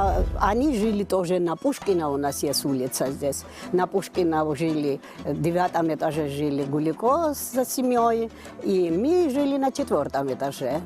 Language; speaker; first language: Russian; non-native, fluent; Georgian